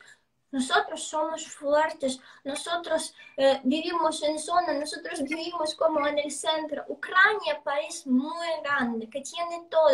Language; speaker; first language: Spanish; non-native, fluent; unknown